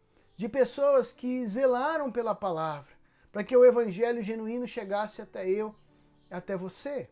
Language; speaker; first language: Portuguese; native; Portuguese